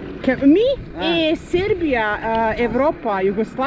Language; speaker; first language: Spanish; non-native, learner; Serbian